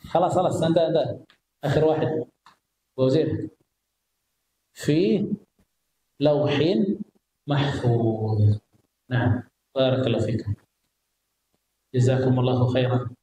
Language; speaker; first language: Arabic; non-native, fluent; Indonesian